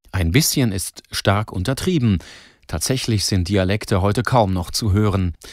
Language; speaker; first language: German; native; German